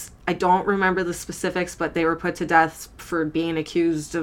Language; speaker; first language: English; native; English